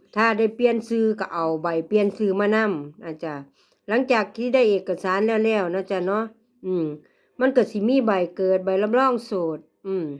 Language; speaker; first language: Thai; native; Thai